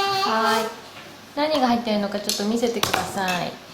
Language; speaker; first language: Japanese; native; Japanese